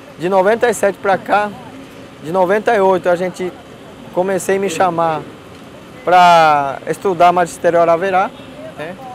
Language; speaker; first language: Portuguese; non-native, local second language; Guarani